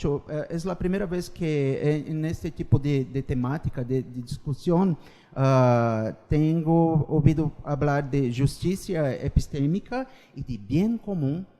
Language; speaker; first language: Spanish; non-native, fluent; Portuguese